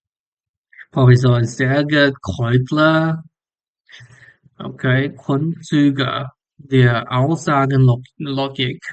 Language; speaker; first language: German; non-native, learner; English